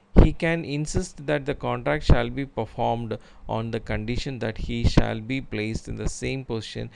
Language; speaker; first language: English; non-native, local second language; Malayalam